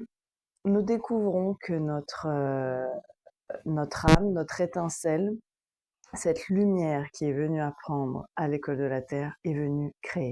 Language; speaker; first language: French; native; French